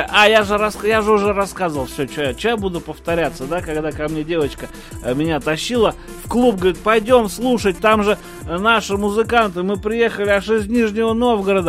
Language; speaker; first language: Russian; native; Russian